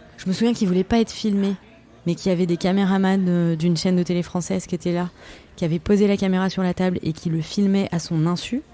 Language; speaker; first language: French; native; French